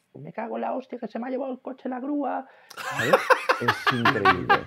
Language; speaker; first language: Spanish; native; Spanish